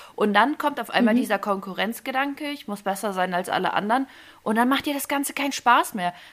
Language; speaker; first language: German; early bilingual, other home language; Ukrainian